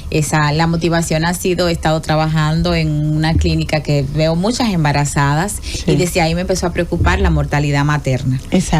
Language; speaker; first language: Spanish; native; Spanish